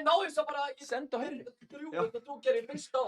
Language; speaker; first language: Icelandic; native; Icelandic